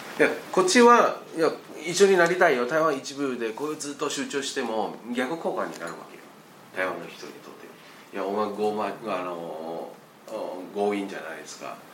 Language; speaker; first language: Japanese; non-native, fluent; Chinese